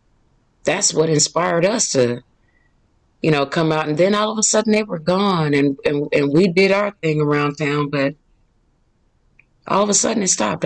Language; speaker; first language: English; native; English